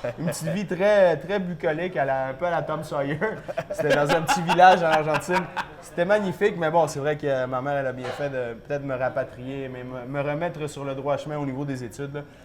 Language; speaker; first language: French; early bilingual, other home language; Spanish